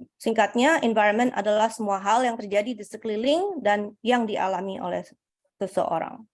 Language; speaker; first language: Indonesian; early bilingual, heritage; Indonesian